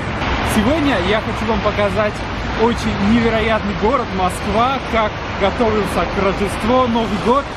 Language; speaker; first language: Russian; non-native, fluent; Spanish